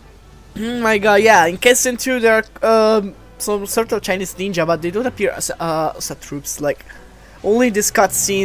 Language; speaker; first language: English; non-native, fluent; Italian